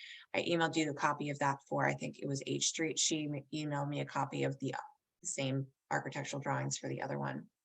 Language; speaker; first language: English; native; English